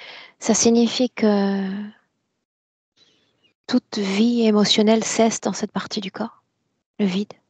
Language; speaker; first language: French; native; French